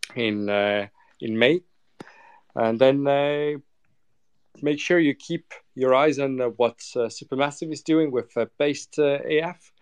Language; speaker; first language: English; non-native, fluent; Estonian